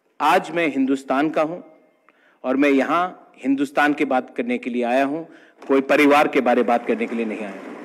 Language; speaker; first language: Hindi; non-native, local second language; Kok Borok